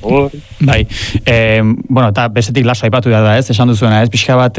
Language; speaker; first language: Basque; native; Basque